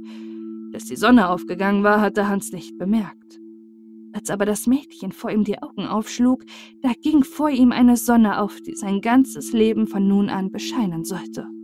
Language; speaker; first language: German; native; German